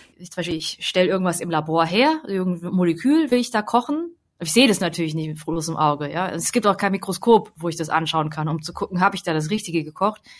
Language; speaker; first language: German; early bilingual, other home language; Vietnamese